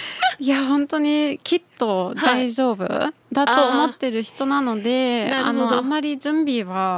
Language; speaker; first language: Japanese; non-native, fluent; German